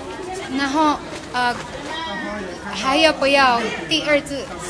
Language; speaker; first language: Chinese; non-native, fluent; Filipino